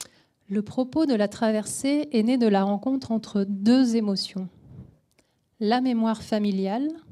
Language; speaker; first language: French; native; French